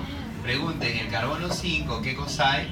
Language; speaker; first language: Spanish; native; Spanish